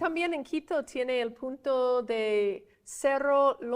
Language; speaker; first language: Spanish; non-native, fluent; English